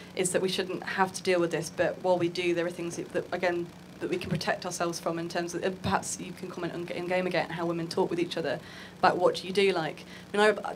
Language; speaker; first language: English; native; English